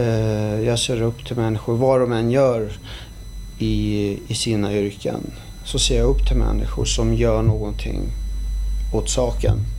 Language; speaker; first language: Swedish; early bilingual, other home language; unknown